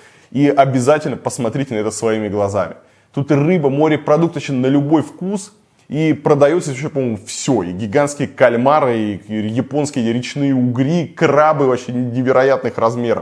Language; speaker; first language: Russian; native; Russian